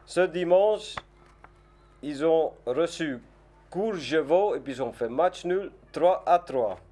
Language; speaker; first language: French; non-native, learner; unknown